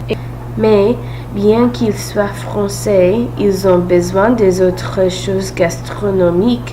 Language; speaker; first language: French; non-native, learner; English